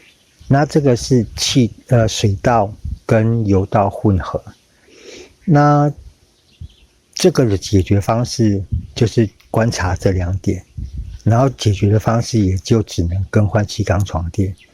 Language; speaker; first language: Chinese; native; Chinese